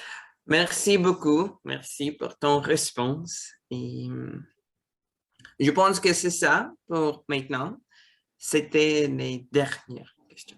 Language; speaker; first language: French; non-native, fluent; Russian